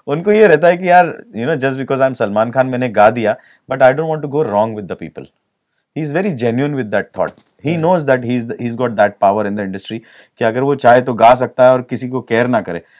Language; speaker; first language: Hindi; native; Hindi